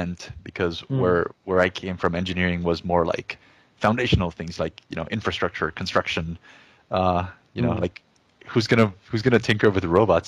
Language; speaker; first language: English; early bilingual, other home language; Spanish